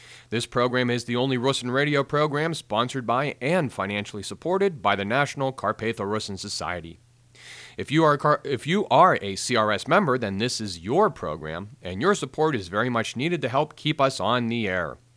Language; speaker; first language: English; native; English